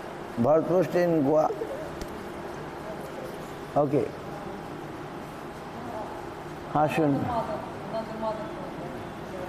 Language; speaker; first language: English; non-native, local second language; Bangla